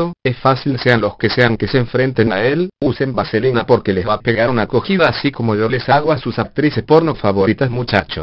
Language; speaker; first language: Spanish; native; Spanish